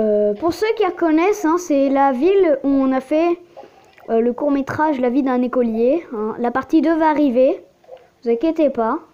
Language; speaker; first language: French; native; French